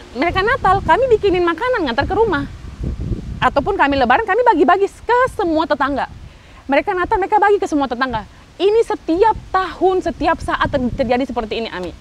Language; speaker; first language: Indonesian; native; Indonesian